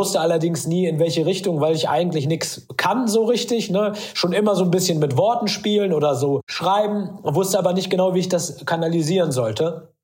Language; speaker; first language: German; early bilingual, other home language; Arabic